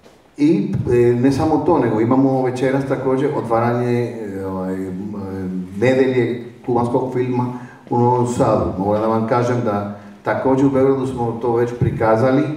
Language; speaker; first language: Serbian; non-native, fluent; Spanish